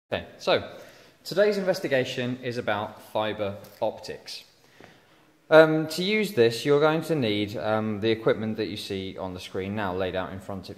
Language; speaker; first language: English; native; English